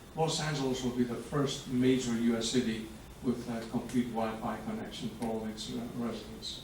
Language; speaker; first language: English; non-native, fluent; Greek